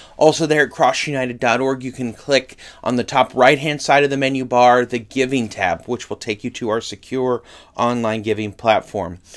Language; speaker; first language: English; native; English